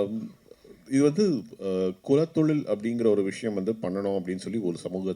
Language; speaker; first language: Tamil; native; Tamil